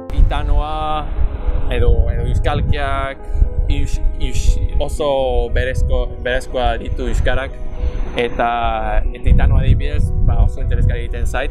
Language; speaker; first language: Basque; non-native, fluent; English